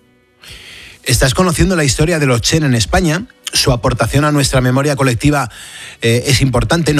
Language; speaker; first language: Spanish; native; Spanish